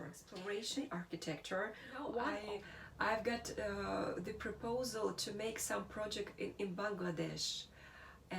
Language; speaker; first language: English; non-native, learner; Russian